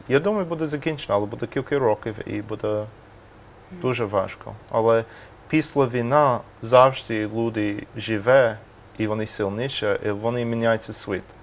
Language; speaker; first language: Ukrainian; non-native, learner; English